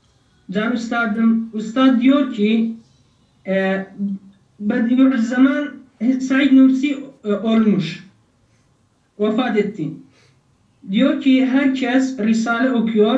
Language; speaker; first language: Turkish; non-native, learner; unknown